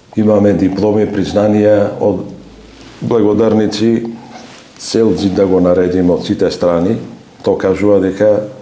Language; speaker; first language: Macedonian; native; Macedonian